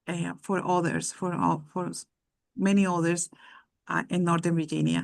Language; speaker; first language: English; non-native, fluent; Spanish